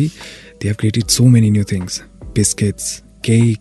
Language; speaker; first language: English; non-native, local second language; Hindi